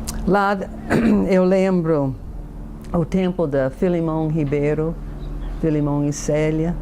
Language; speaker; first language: Portuguese; non-native, fluent; English